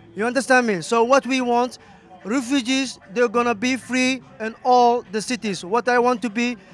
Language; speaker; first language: English; non-native, fluent; Somali